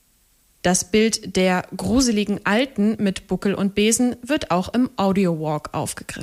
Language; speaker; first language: German; native; German